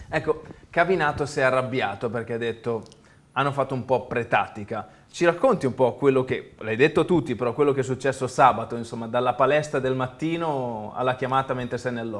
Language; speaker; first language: Italian; native; Italian